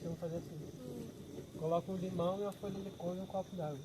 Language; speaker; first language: Portuguese; native; Portuguese